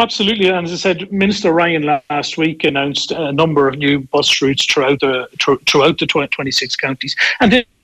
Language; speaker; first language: English; native; English